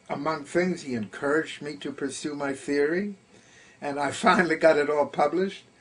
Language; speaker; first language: English; early bilingual, other home language; German